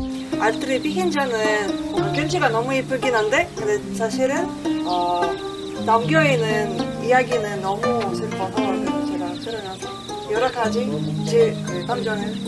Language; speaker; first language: Korean; non-native, fluent; Russian